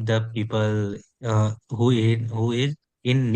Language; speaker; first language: English; non-native, learner; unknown